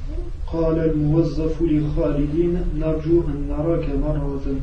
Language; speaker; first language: Arabic; non-native, learner; French